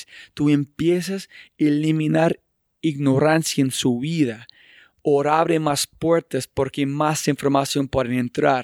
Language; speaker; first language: Spanish; non-native, fluent; English